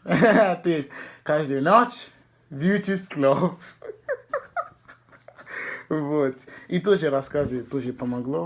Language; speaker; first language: Russian; non-native, fluent; English